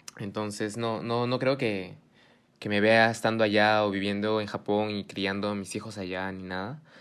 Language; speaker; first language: Spanish; early bilingual, heritage; Spanish